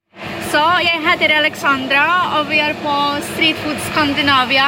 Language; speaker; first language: Norwegian; non-native, learner; Polish